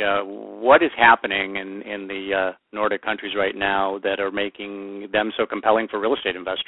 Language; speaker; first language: English; native; English